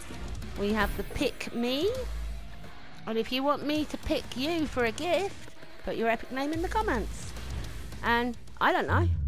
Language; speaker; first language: English; native; English